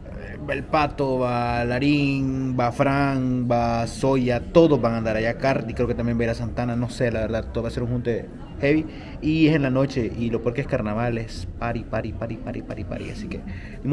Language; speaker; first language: Spanish; native; Spanish